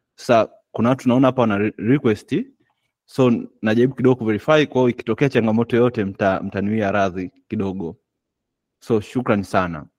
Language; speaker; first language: Swahili; native; Swahili